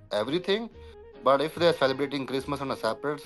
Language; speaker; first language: English; non-native, local second language; Punjabi